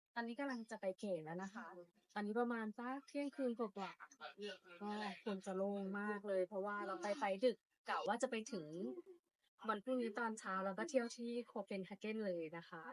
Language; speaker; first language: Thai; native; Thai